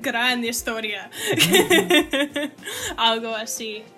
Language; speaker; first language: Spanish; non-native, learner; English